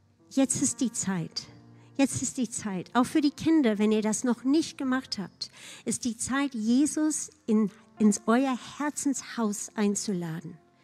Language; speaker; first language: German; non-native, fluent; English